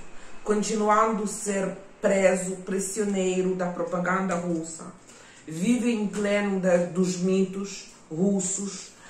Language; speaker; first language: Portuguese; non-native, fluent; Ukrainian